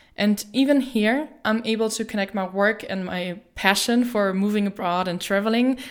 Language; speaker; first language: English; non-native, fluent; German